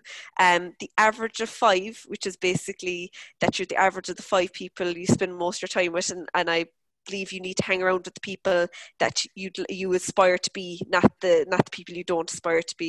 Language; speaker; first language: English; native; English